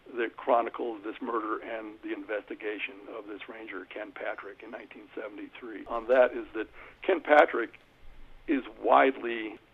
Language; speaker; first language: English; native; English